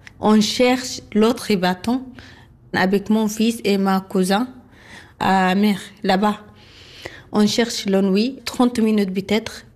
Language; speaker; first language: French; non-native, learner; Arabic